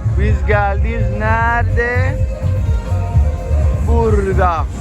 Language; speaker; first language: Turkish; non-native, learner; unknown